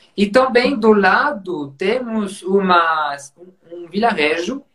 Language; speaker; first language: Portuguese; non-native, fluent; French